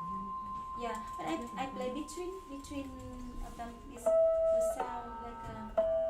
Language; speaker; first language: English; non-native, learner; Vietnamese